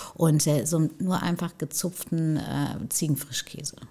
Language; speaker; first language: German; native; German